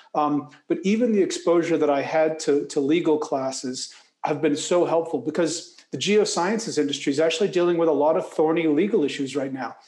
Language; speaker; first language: English; native; English